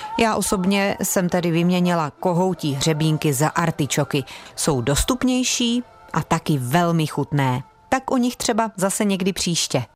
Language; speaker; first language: Czech; native; Czech